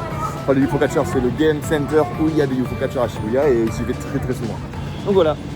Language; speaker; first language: French; native; French